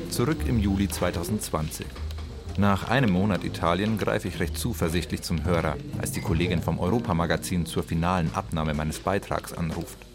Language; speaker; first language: German; native; German